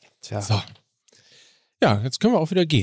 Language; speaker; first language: German; native; German